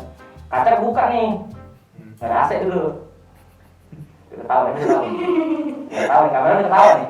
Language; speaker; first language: Indonesian; native; Indonesian